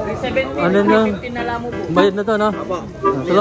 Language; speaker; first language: Filipino; non-native, local second language; Bikol